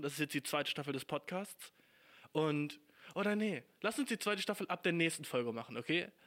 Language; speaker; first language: German; native; German